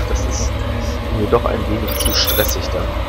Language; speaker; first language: German; native; German